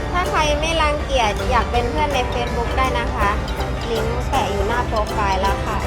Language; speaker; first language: Thai; native; Thai